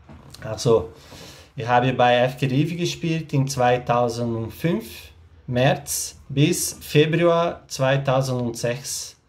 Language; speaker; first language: German; non-native, learner; Portuguese